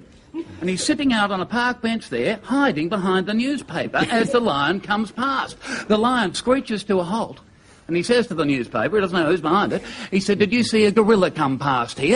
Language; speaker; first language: English; native; English